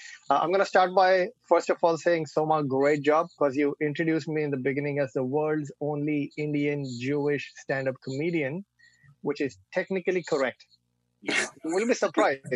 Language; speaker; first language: English; non-native, local second language; Marathi